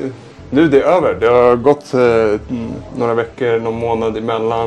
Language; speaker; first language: Swedish; native; Swedish